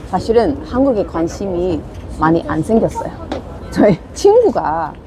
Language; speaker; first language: Korean; non-native, fluent; English